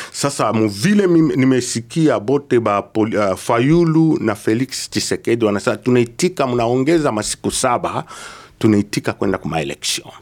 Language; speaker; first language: Swahili; native; Swahili